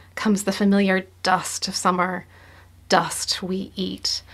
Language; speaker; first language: English; native; English